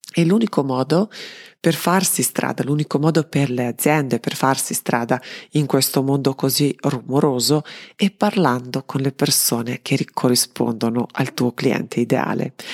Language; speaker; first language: Italian; non-native, fluent; Serbian